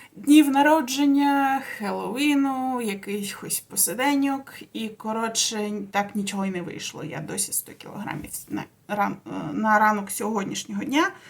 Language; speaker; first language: Ukrainian; non-native, local second language; Russian